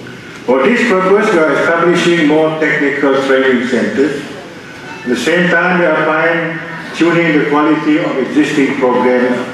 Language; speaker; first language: English; non-native, local second language; Malay